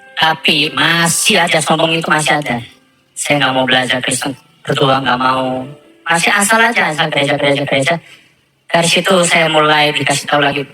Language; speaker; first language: Indonesian; non-native, fluent; Korean